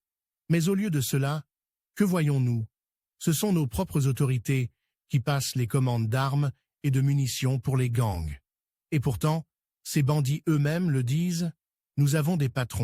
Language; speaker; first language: French; non-native, local second language; Haitian Creole